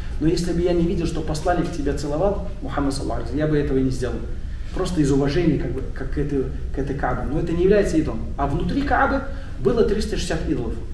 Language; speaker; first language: Russian; non-native, local second language; Tatar